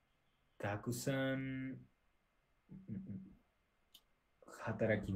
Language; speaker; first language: Japanese; non-native, learner; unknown